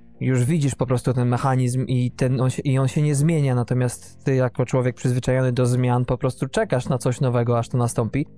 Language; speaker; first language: Polish; native; Polish